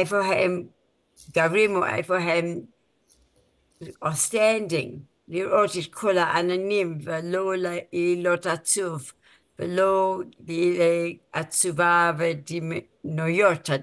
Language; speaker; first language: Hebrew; non-native, learner; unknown